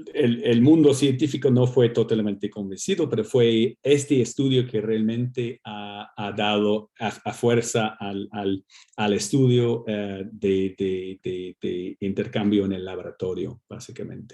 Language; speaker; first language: Spanish; non-native, fluent; English